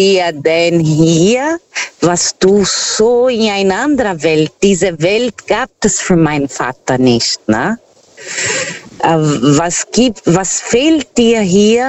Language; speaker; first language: German; non-native, fluent; Portuguese